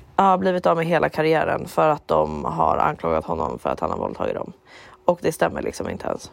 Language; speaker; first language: Swedish; native; Swedish